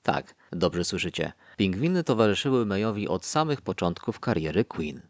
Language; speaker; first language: Polish; native; Polish